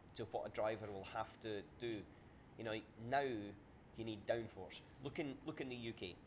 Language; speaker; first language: English; native; English